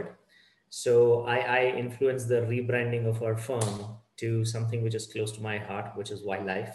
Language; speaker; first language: English; non-native, local second language; Kannada